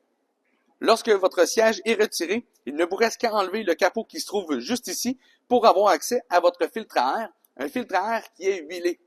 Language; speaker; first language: French; native; French